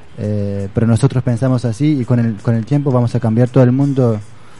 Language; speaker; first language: Spanish; non-native, fluent; Kurdish